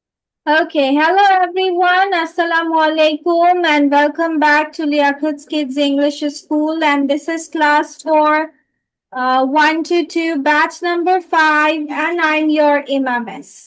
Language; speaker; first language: English; non-native, fluent; Bangla